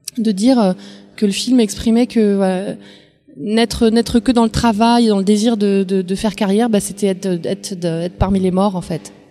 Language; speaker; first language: French; native; French